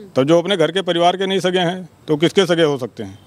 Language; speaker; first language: Hindi; native; Hindi